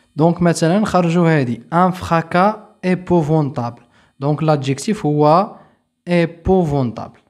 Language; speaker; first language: French; non-native, local second language; Arabic